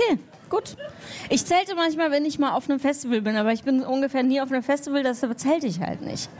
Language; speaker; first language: German; native; German